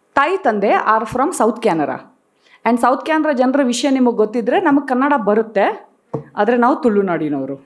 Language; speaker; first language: Kannada; non-native, fluent; Tulu